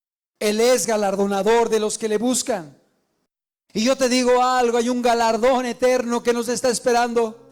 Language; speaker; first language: Spanish; native; Spanish